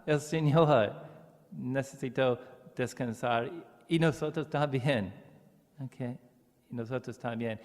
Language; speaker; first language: Spanish; non-native, learner; English